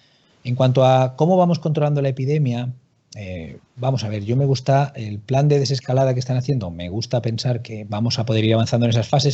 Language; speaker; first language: Spanish; native; Spanish